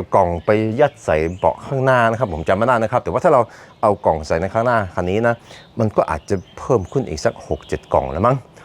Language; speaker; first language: Thai; non-native, fluent; Norwegian